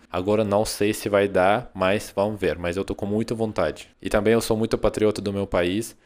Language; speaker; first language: Portuguese; non-native, fluent; Russian